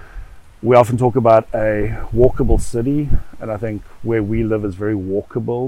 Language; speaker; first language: English; native; English